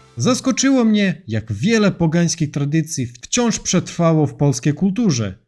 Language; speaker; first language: Polish; non-native, fluent; Serbian